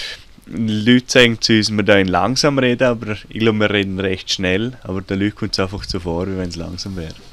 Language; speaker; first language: German; native; German